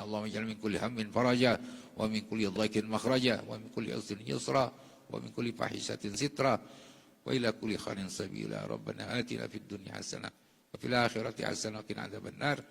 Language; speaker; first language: Arabic; non-native, fluent; Indonesian